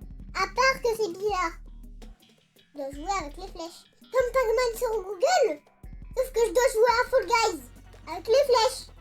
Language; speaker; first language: French; native; French